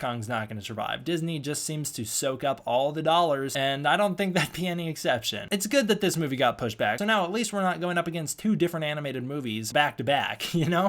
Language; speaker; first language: English; native; English